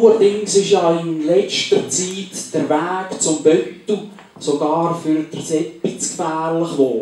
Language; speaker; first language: German; native; German